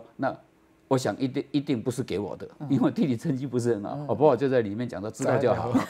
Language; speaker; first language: Chinese; non-native, local second language; Min Nan Chinese